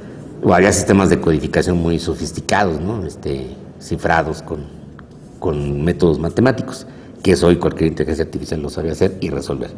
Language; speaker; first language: Spanish; native; Spanish